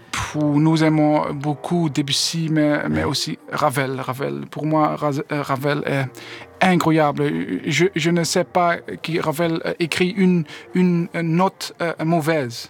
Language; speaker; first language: French; non-native, learner; Dutch